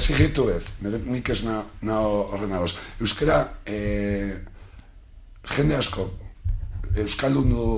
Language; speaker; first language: Basque; non-native, local second language; Spanish